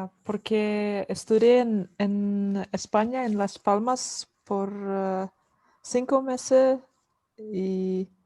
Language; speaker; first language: Spanish; non-native, learner; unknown